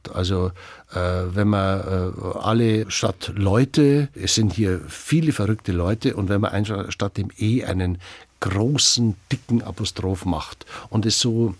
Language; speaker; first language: German; native; German